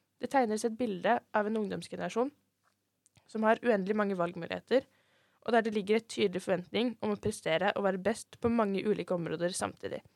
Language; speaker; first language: Norwegian; native; Norwegian